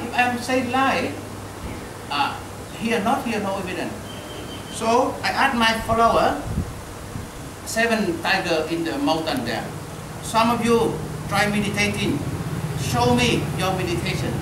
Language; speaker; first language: English; non-native, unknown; Vietnamese